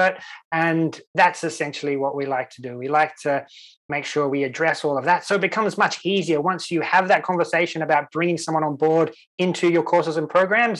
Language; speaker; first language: English; native; English